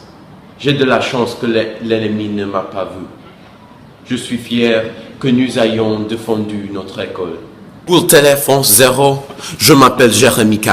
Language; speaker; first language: French; non-native, learner; English